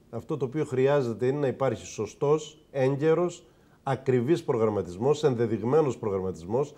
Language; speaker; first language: Greek; native; Greek